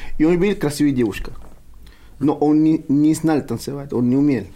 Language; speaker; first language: Russian; non-native, fluent; Spanish